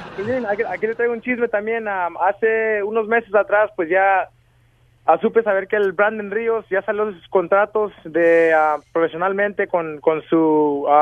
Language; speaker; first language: Spanish; early bilingual, heritage; Spanish